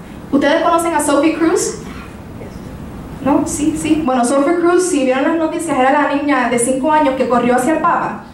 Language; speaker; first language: Spanish; early bilingual, heritage; Spanish